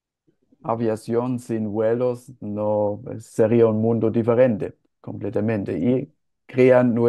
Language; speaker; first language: Spanish; non-native, fluent; German